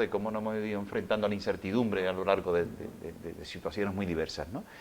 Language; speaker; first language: Spanish; native; Spanish